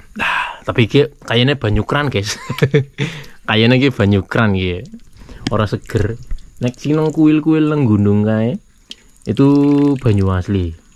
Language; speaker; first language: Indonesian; native; Indonesian